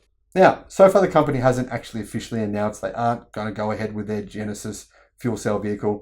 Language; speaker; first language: English; native; English